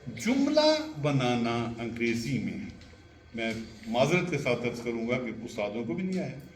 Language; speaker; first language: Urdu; non-native, local second language; Punjabi